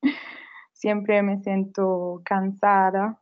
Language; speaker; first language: Spanish; non-native, fluent; Italian